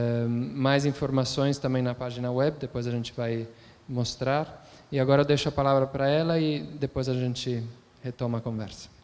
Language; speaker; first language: Portuguese; non-native, fluent; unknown